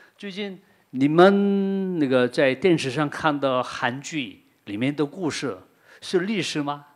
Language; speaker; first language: Chinese; non-native, fluent; Korean